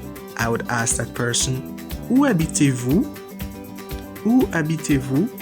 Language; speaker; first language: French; non-native, fluent; English